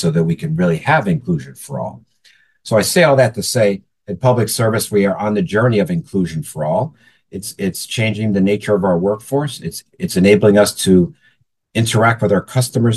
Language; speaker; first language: English; native; English